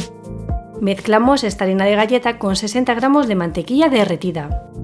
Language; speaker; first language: Spanish; native; Spanish